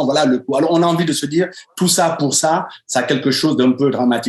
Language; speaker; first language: French; native; French